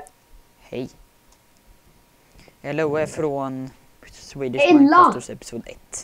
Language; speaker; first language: Swedish; native; Swedish